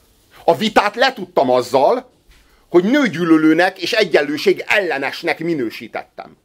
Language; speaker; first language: Hungarian; native; Hungarian